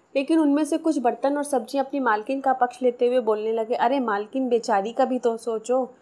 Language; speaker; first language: Hindi; non-native, local second language; Marathi